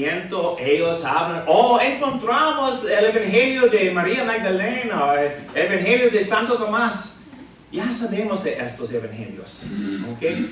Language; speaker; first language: Spanish; non-native, fluent; English